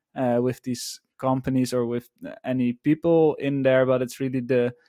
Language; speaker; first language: English; non-native, fluent; Dutch